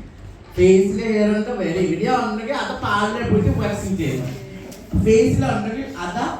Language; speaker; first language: Malayalam; non-native, local second language; Assamese